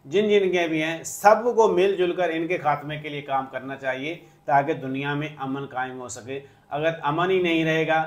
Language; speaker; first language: Urdu; non-native, local second language; Punjabi